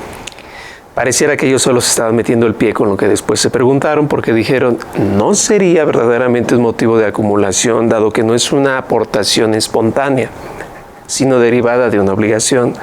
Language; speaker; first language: Spanish; native; Spanish